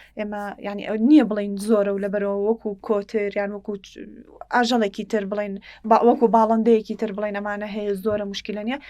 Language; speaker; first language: Central Kurdish; native; Central Kurdish